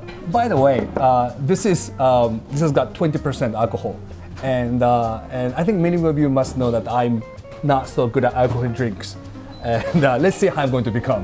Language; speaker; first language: English; non-native, fluent; Japanese